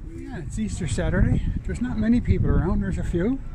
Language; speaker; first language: English; native; English